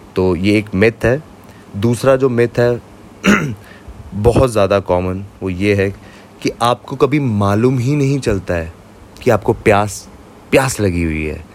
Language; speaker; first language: Hindi; native; Hindi